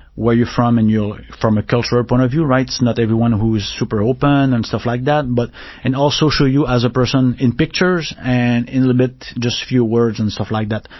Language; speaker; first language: English; non-native, fluent; French